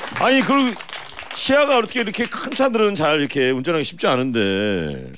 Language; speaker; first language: Korean; native; Korean